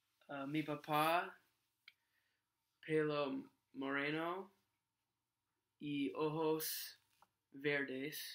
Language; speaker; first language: Spanish; non-native, learner; English